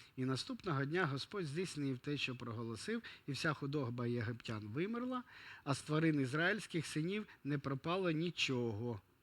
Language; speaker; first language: Ukrainian; non-native, local second language; Russian